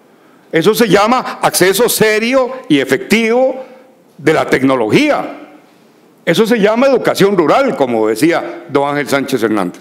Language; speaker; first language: Spanish; native; Spanish